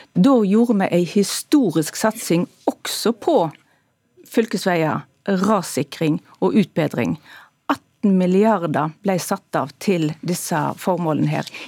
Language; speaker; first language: Norwegian; native; Norwegian